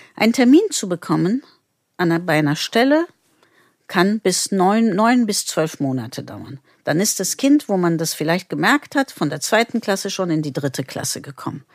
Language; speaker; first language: German; non-native, fluent; Turkish